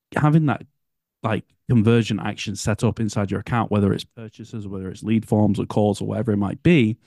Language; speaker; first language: English; native; English